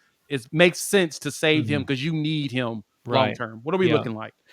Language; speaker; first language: English; native; English